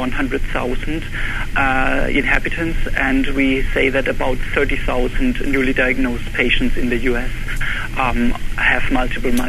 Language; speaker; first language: English; non-native, fluent; German